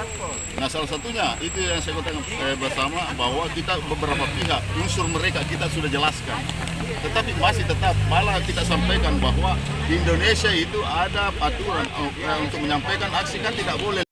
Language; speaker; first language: Malay; native; Malay